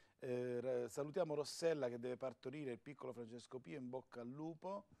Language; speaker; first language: Italian; native; Italian